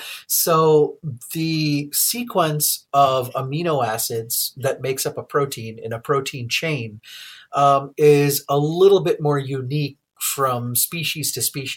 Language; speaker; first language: English; native; English